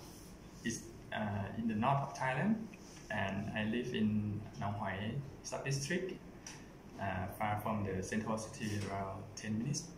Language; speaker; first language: English; non-native, learner; Thai